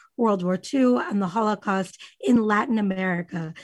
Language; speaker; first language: English; native; English